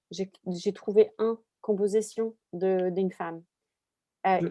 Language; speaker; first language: French; non-native, fluent; English